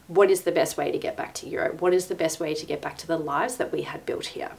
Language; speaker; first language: English; native; English